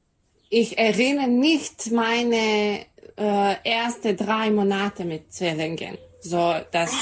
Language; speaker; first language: German; non-native, learner; Serbian